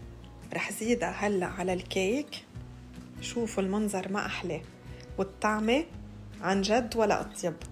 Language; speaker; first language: Arabic; native; Arabic